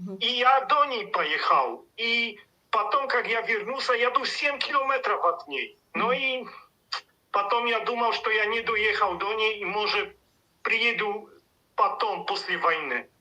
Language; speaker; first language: Russian; non-native, learner; Polish